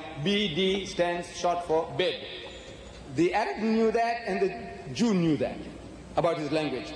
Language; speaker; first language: English; early bilingual, other home language; Gujarati